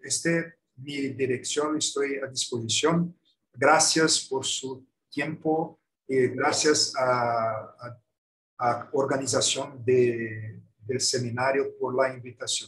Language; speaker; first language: Spanish; non-native, learner; Portuguese